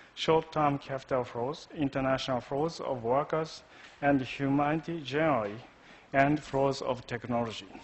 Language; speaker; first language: English; non-native, fluent; Japanese